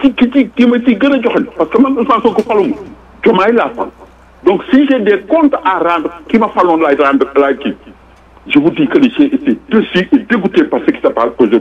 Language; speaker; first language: French; non-native, local second language; Wolof